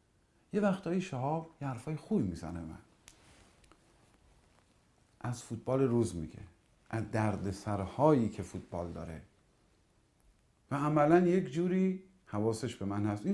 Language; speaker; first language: Persian; native; Persian